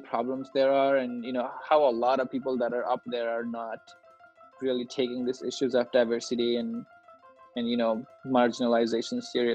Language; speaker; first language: English; non-native, local second language; Nepali